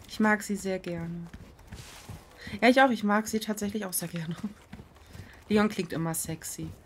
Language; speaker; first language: German; native; German